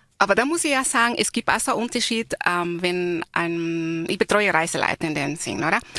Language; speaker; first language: German; non-native, fluent; Spanish